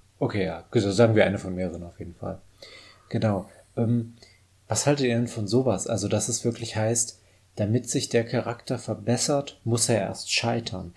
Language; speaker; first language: German; native; German